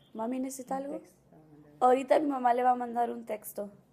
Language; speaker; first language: Spanish; early bilingual, heritage; Spanish